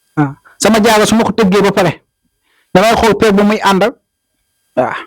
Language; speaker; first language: Wolof; native; Wolof